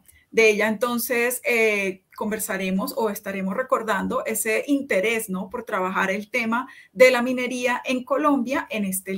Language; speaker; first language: Spanish; native; Spanish